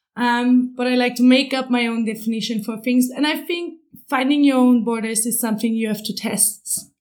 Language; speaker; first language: English; non-native, fluent; German